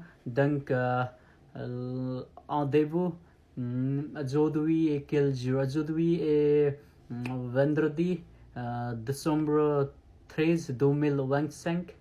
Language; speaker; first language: French; non-native, learner; Nepali